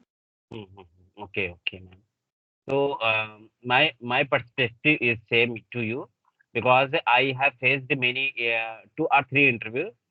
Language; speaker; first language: English; non-native, learner; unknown